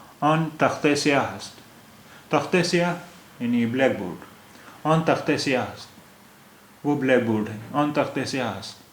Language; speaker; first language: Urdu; native; Urdu